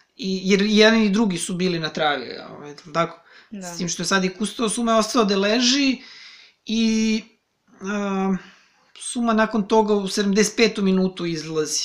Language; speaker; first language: Serbian; native; Serbian